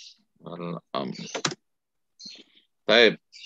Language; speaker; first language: Arabic; non-native, fluent; Indonesian